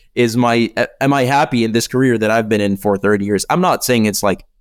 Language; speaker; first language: English; non-native, fluent; Czech